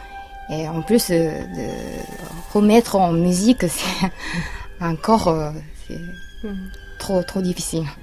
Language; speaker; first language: French; non-native, fluent; Japanese